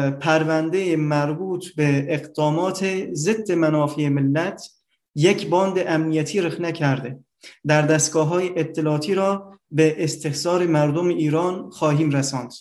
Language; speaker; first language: Persian; non-native, fluent; Turkish